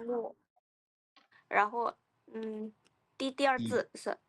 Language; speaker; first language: Chinese; non-native, learner; Lao